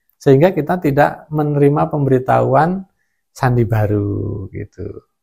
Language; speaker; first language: Indonesian; non-native, local second language; Javanese